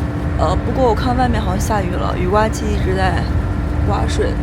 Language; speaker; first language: Chinese; native; Chinese